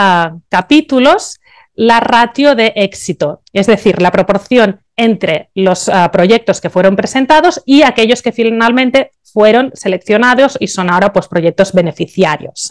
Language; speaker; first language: Spanish; native; Spanish